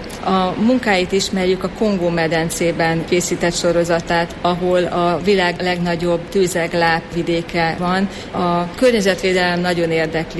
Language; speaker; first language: Hungarian; native; Hungarian